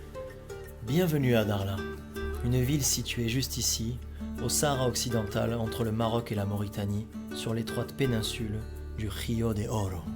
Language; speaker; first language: French; native; French